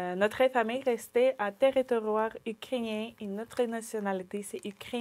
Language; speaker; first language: French; non-native, learner; Ukrainian